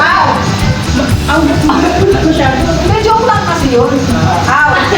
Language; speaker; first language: Filipino; native; Filipino